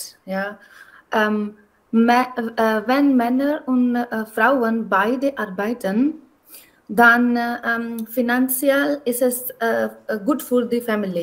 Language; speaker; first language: German; non-native, learner; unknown